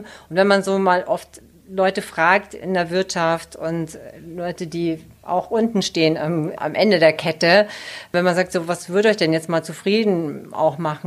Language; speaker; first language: German; native; German